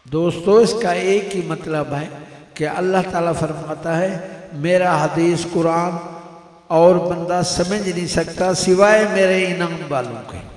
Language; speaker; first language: Urdu; native; Urdu